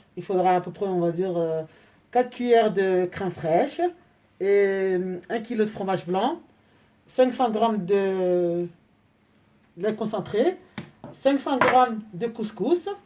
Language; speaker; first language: French; native; French